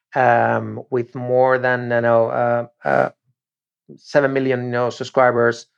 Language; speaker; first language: English; non-native, fluent; Spanish